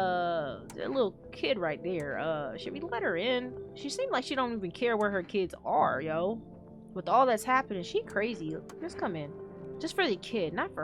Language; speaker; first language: English; native; English